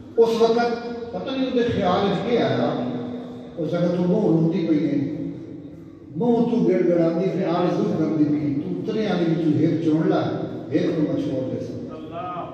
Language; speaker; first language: Urdu; non-native, local second language; Punjabi